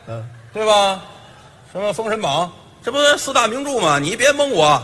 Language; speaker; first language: Chinese; native; Chinese